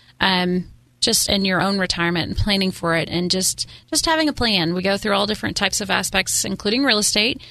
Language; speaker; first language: English; native; English